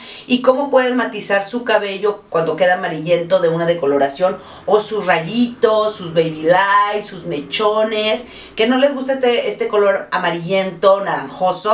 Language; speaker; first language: Spanish; native; Spanish